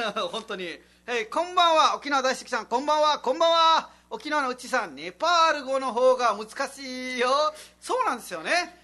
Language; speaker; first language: Japanese; non-native, fluent; Nepali